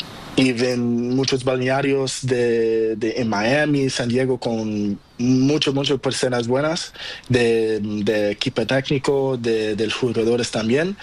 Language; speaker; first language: Spanish; non-native, learner; Portuguese